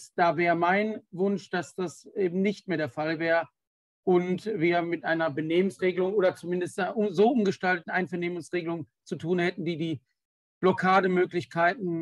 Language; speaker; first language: German; native; German